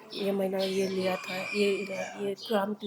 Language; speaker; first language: Hindi; non-native, local second language; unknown